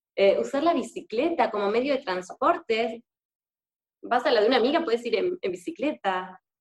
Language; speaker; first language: Spanish; native; Spanish